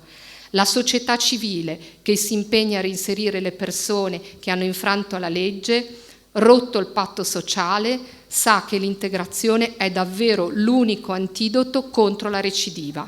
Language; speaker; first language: Italian; native; Italian